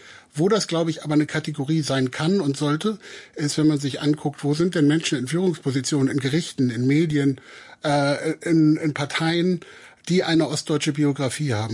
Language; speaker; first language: German; native; German